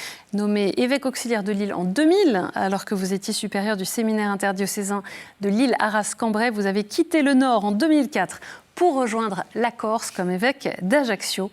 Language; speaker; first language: French; native; French